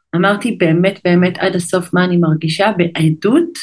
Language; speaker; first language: Hebrew; native; Hebrew